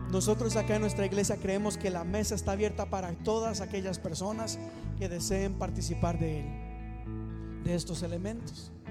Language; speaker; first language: Spanish; native; Spanish